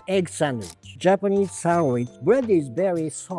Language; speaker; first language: English; non-native, learner; Japanese